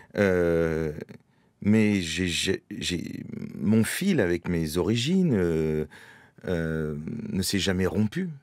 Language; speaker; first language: French; native; French